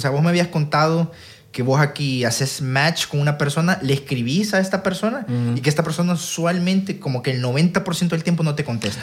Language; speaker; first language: Spanish; native; Spanish